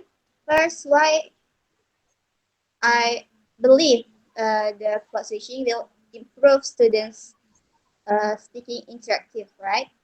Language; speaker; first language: English; non-native, learner; Indonesian